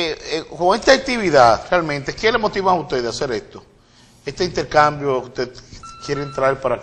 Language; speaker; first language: Spanish; native; Spanish